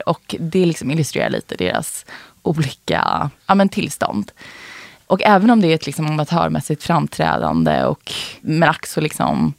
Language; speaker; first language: Swedish; native; Swedish